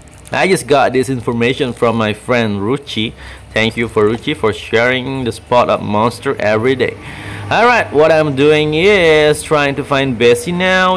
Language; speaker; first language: English; non-native, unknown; Indonesian